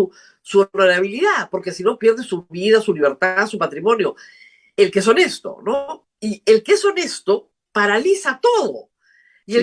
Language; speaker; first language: Spanish; native; Spanish